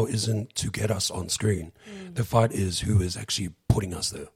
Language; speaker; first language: English; native; English